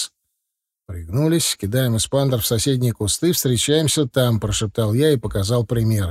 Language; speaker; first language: Russian; native; Russian